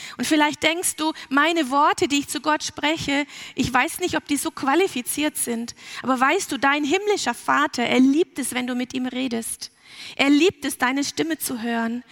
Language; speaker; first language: German; early bilingual, heritage; German